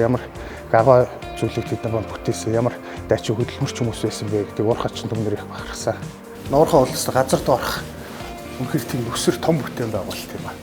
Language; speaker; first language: Mongolian; native; Mongolian